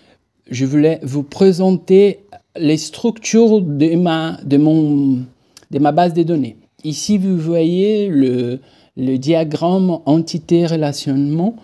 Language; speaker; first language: French; non-native, fluent; Portuguese